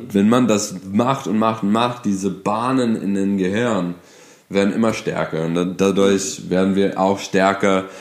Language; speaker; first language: German; non-native, fluent; English